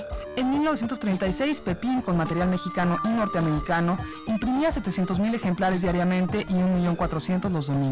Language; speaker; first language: Spanish; native; Spanish